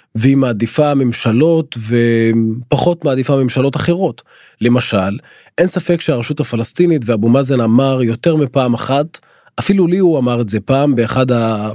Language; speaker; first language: Hebrew; non-native, local second language; Arabic